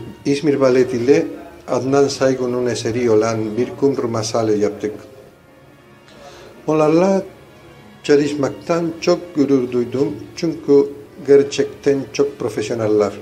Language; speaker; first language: Turkish; non-native, fluent; Spanish